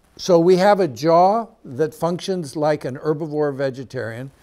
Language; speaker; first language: English; native; English